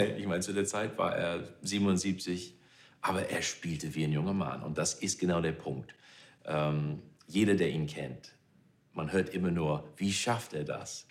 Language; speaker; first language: German; non-native, fluent; English